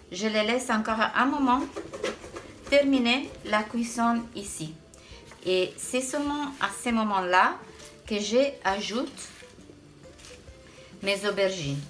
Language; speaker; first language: French; non-native, fluent; Italian